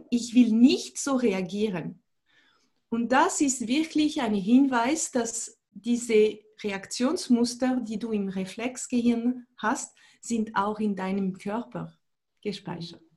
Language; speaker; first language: German; non-native, fluent; French